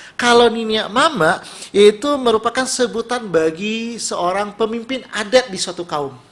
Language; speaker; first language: Indonesian; non-native, local second language; Minangkabau